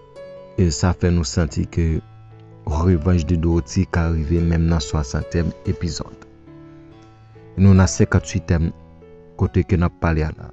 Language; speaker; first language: French; non-native, local second language; Haitian Creole